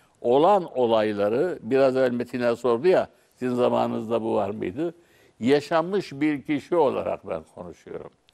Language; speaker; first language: Turkish; non-native, local second language; Arabic